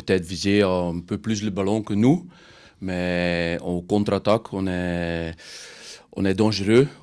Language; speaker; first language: French; non-native, learner; Dutch